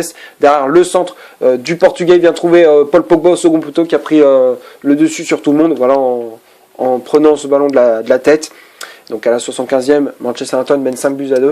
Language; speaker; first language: French; native; French